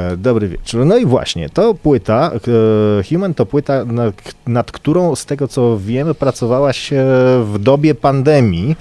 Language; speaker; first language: Polish; native; Polish